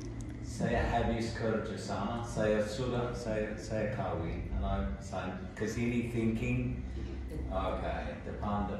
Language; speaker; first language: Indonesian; non-native, learner; English